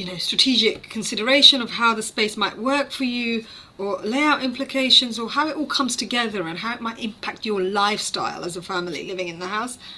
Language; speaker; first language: English; native; English